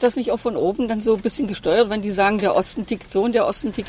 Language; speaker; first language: German; native; German